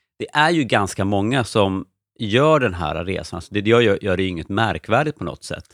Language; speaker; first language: Swedish; native; Swedish